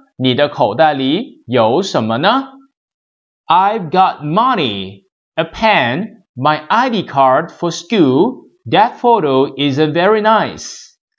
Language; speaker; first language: English; non-native, local second language; Chinese